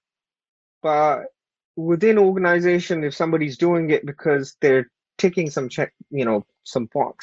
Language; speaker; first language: English; non-native, local second language; Urdu